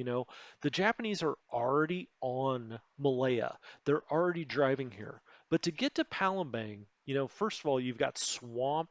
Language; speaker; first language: English; native; English